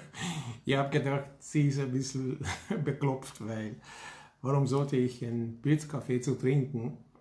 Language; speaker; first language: German; non-native, fluent; Hungarian